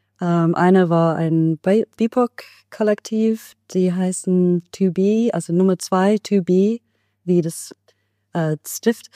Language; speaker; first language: German; non-native, fluent; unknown